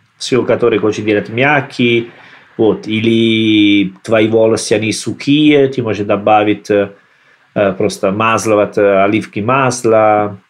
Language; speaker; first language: Russian; non-native, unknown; Italian